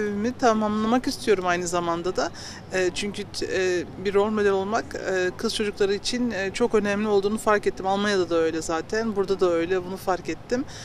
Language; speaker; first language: Turkish; early bilingual, heritage; Turkish